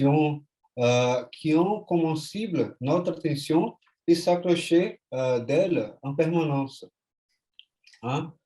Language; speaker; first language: French; non-native, fluent; Portuguese